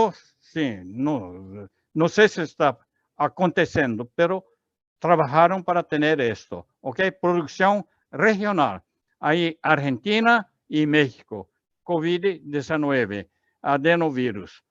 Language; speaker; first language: Spanish; non-native, learner; Portuguese